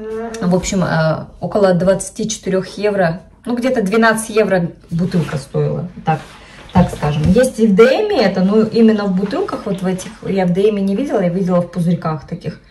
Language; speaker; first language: Russian; native; Russian